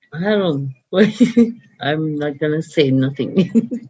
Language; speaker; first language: English; non-native, fluent; Cree